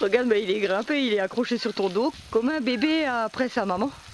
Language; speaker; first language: French; native; French